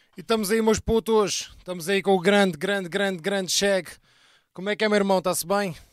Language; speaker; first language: Portuguese; early bilingual, heritage; Portuguese